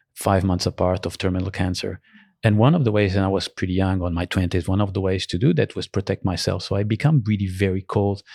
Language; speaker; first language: English; early bilingual, other home language; Portuguese